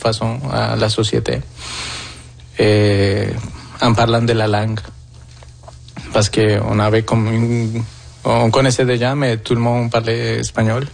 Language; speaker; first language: French; non-native, fluent; Spanish